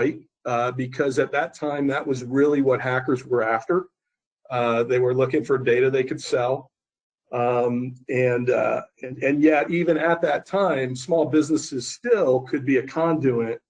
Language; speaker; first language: English; native; English